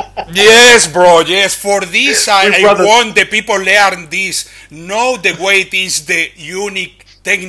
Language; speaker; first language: English; non-native, learner; Spanish